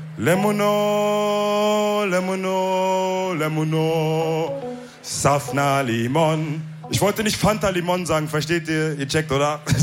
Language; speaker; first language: German; early bilingual, other home language; Wolof